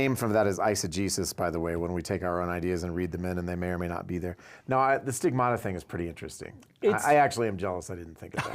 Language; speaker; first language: English; native; English